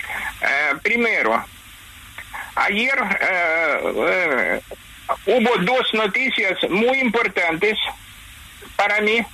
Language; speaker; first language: Spanish; non-native, fluent; Ukrainian